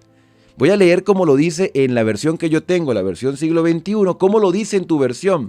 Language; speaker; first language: Spanish; native; Spanish